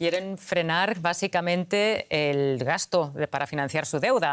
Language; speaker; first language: Spanish; native; Spanish